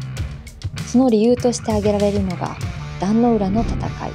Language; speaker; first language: Japanese; native; Japanese